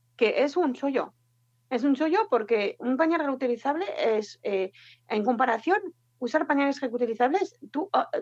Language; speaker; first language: Spanish; non-native, fluent; French